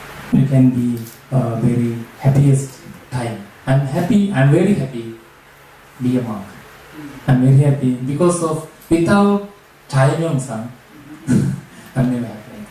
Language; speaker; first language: English; non-native, learner; Sinhala